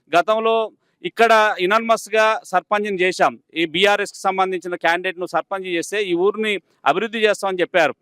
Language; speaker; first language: Telugu; native; Telugu